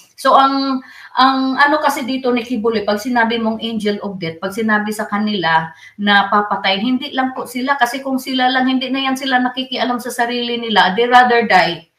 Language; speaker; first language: Filipino; non-native, local second language; Cebuano